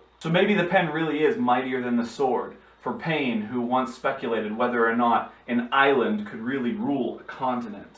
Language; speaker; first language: English; native; English